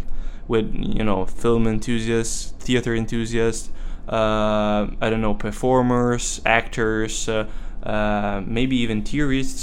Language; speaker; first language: English; non-native, fluent; Italian